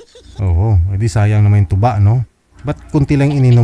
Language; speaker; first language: Filipino; native; Filipino